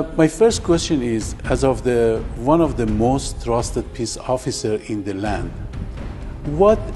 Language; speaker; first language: English; non-native, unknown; Persian